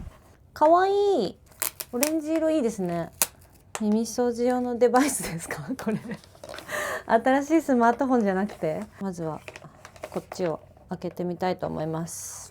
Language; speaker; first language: Japanese; native; Japanese